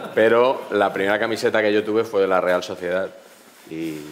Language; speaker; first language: Spanish; native; Spanish